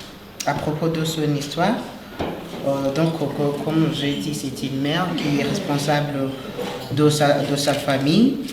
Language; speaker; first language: French; non-native, local second language; Rundi